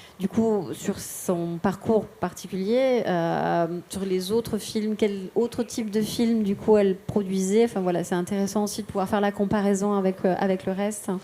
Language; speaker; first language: French; native; French